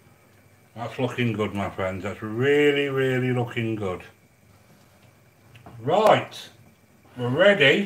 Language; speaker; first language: English; native; English